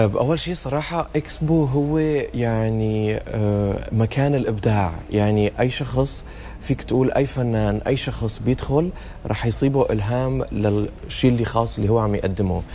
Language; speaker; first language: Arabic; native; Arabic